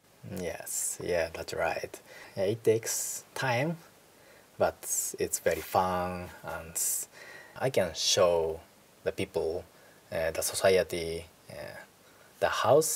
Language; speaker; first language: English; non-native, learner; Japanese